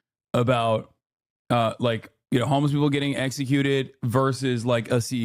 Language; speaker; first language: English; native; English